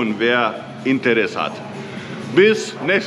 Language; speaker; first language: German; non-native, learner; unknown